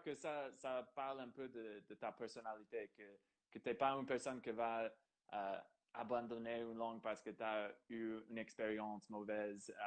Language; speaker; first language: French; non-native, fluent; English